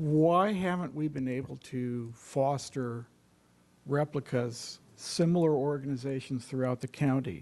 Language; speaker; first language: English; native; English